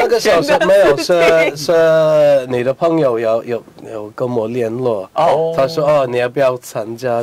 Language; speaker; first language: Chinese; non-native, fluent; English